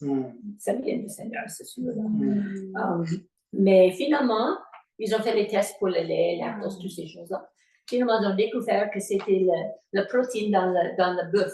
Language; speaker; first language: French; native; French